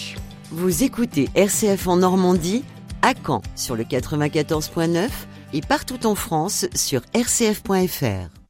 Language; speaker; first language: French; native; French